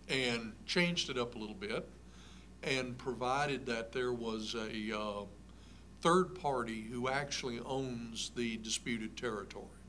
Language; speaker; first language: English; native; English